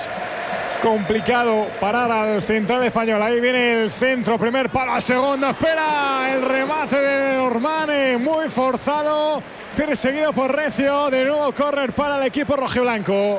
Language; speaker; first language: Spanish; native; Spanish